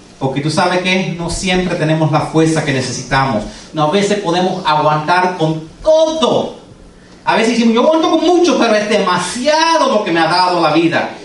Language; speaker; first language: Spanish; early bilingual, heritage; Spanish